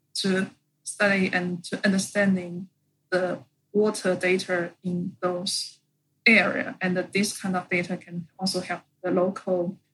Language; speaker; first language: English; non-native, fluent; Chinese